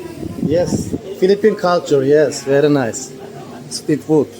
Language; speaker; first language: English; non-native, learner; Turkish